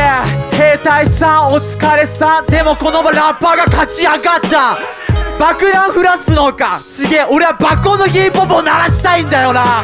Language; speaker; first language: Japanese; native; Japanese